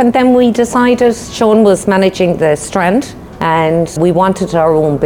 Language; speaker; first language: English; native; English